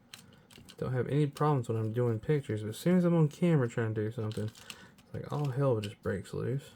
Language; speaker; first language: English; native; English